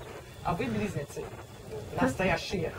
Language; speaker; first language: Russian; non-native, fluent; German